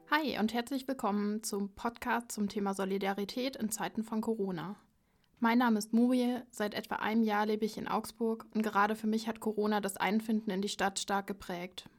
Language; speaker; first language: German; native; German